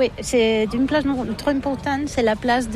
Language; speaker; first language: French; non-native, learner; Catalan